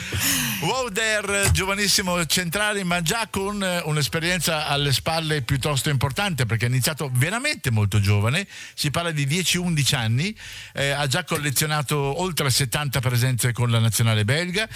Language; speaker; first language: Italian; native; Italian